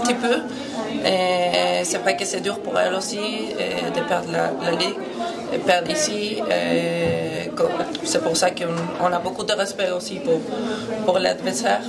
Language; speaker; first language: French; non-native, fluent; Spanish